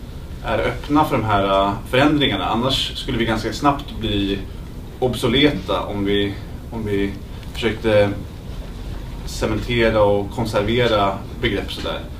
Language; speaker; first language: Swedish; native; Swedish